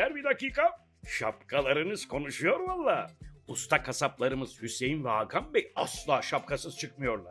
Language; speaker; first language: Turkish; native; Turkish